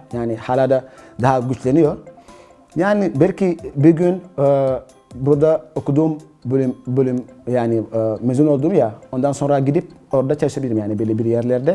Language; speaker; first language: Turkish; non-native, fluent; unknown